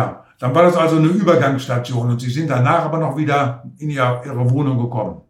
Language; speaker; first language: German; native; German